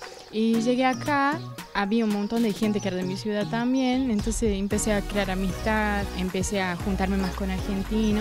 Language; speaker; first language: Spanish; non-native, fluent; Portuguese